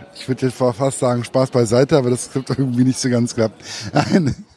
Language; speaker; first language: German; native; German